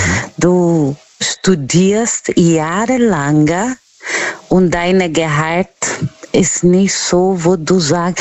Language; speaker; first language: German; non-native, learner; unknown